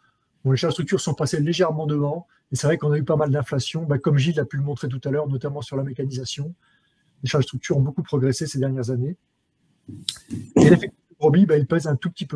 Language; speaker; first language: French; native; French